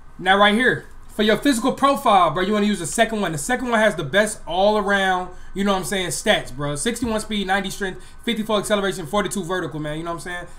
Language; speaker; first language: English; native; English